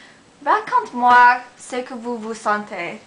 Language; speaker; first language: French; non-native, learner; English